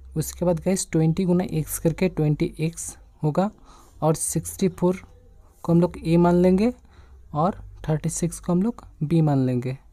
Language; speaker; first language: Hindi; non-native, local second language; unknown